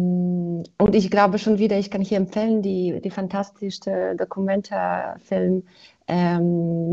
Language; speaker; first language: German; non-native, fluent; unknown